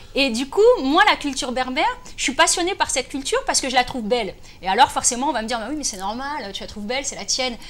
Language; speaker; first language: French; native; French